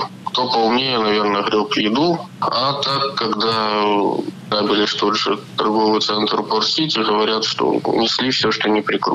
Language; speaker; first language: Russian; native; Russian